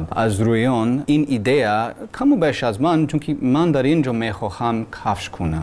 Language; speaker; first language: Persian; non-native, learner; English